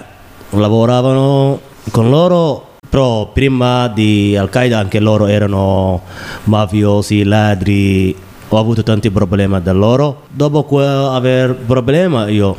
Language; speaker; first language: Italian; non-native, learner; Somali